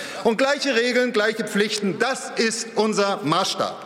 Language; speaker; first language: German; native; German